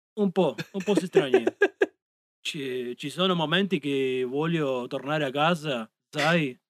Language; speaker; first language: Italian; non-native, learner; Spanish